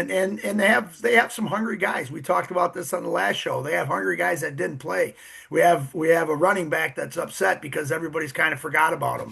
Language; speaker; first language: English; native; English